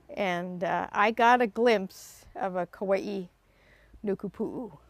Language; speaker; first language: English; native; English